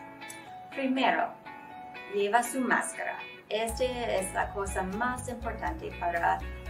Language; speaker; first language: Spanish; non-native, learner; English